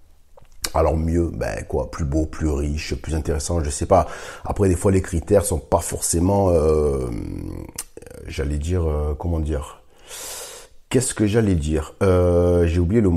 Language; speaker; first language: French; native; French